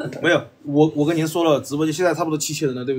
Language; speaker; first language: Chinese; native; Chinese